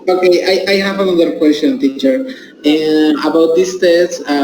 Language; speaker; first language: English; non-native, learner; Spanish